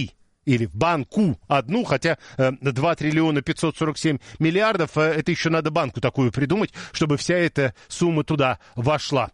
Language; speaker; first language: Russian; native; Russian